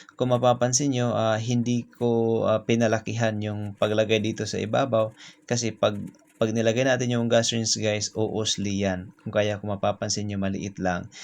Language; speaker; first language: Filipino; non-native, local second language; Cebuano